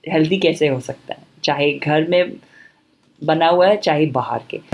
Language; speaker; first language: Hindi; non-native, fluent; English